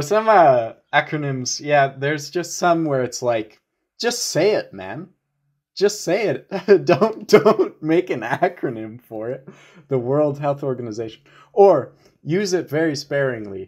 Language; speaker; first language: English; native; English